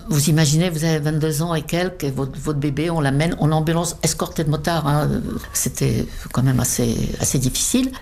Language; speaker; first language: French; non-native, fluent; Czech